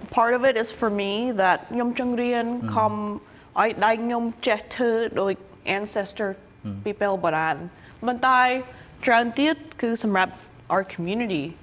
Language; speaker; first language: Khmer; early bilingual, heritage; English